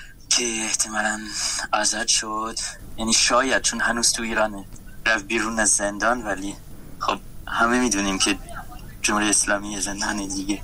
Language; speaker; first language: Persian; non-native, fluent; French